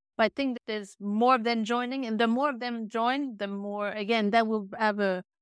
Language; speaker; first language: English; native; English